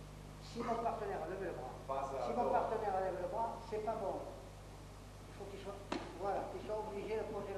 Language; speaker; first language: French; native; French